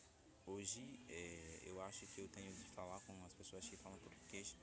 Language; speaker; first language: Portuguese; non-native, fluent; Haitian Creole